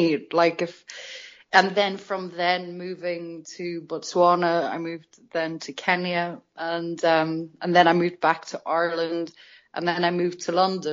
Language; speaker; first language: English; native; English